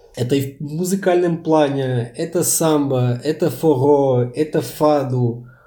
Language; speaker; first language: Russian; non-native, fluent; Portuguese